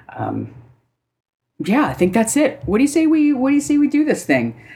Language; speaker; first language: English; native; English